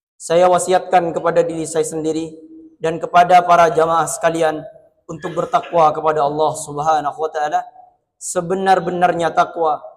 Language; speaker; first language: Malay; non-native, local second language; Madurese